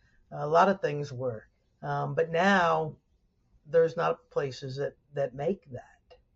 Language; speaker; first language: English; native; English